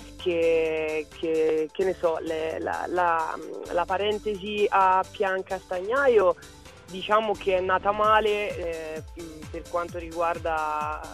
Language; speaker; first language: Italian; early bilingual, other home language; French